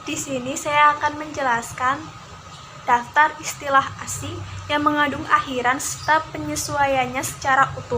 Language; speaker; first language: Indonesian; native; Indonesian